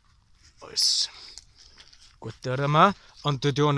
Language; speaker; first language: Welsh; non-native, learner; English